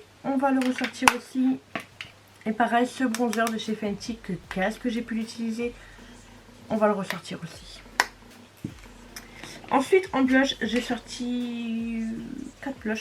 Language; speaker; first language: French; native; French